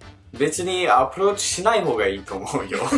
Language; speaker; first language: Japanese; non-native, fluent; English